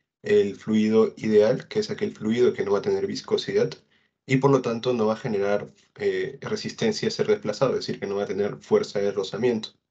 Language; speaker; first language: Spanish; native; Spanish